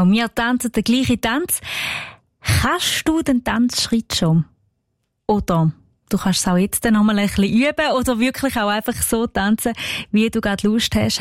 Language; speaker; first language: German; native; German